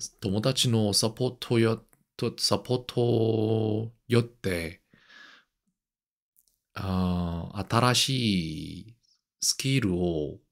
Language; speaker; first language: Japanese; non-native, learner; Korean